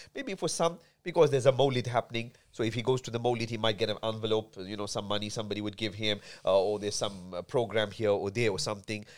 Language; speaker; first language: English; native; English